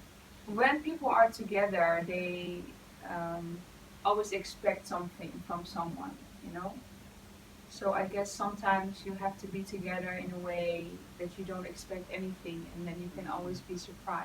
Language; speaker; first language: English; non-native, fluent; Dutch